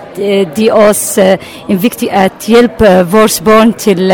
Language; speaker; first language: Danish; non-native, learner; Arabic